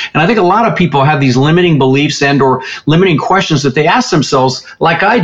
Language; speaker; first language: English; early bilingual, other home language; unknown